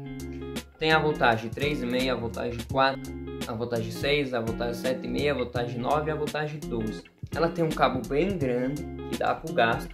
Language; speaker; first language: Portuguese; native; Portuguese